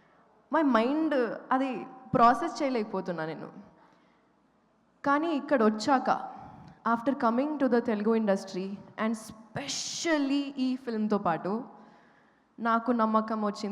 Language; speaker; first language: Telugu; non-native, fluent; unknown